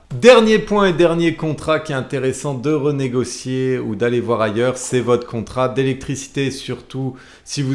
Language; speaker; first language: French; native; French